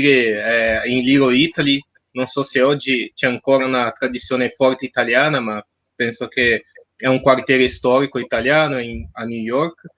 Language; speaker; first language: Italian; non-native, fluent; Portuguese